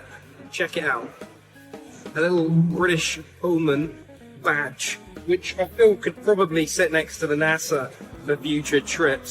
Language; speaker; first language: English; native; English